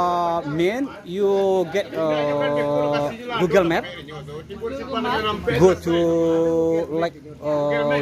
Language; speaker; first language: English; non-native, learner; Indonesian